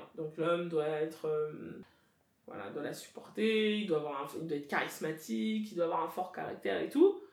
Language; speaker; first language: French; native; French